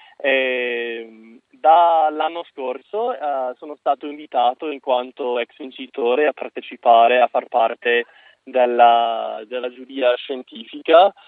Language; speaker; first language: Italian; non-native, fluent; English